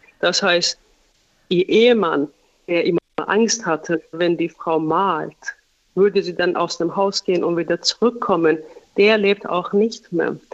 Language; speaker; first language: German; non-native, fluent; Persian